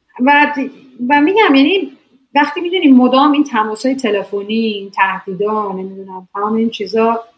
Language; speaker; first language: Persian; native; Persian